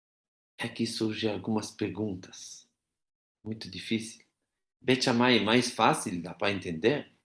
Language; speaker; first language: Portuguese; non-native, fluent; Hebrew